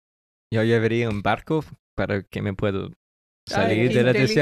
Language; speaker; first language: Spanish; early bilingual, heritage; English